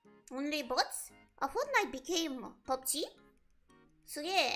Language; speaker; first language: English; non-native, learner; Japanese